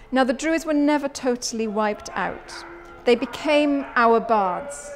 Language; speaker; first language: English; native; English